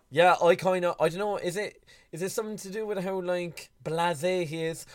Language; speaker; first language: English; native; English